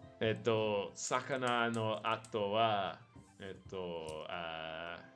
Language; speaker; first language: Japanese; non-native, learner; English